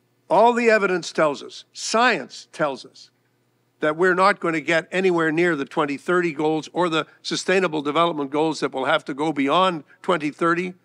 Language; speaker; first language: English; native; English